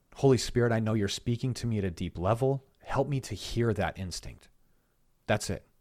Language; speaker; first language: English; native; English